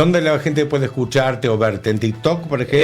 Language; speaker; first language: Spanish; native; Spanish